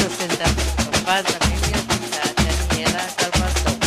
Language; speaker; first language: Portuguese; non-native, fluent; Danish